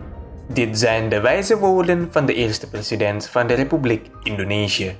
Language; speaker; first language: Dutch; non-native, fluent; Indonesian